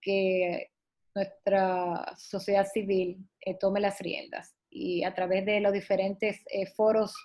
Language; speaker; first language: Spanish; native; Spanish